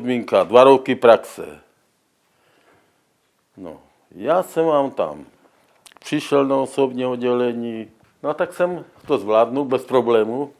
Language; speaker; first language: Czech; non-native, local second language; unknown